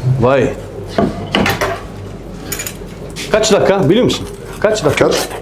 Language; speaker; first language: Turkish; non-native, learner; French